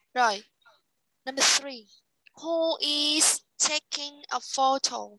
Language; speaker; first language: English; non-native, fluent; Vietnamese